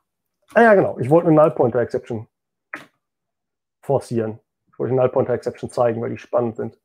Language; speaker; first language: German; native; German